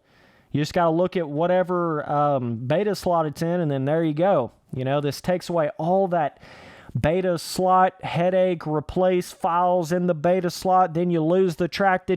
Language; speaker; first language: English; native; English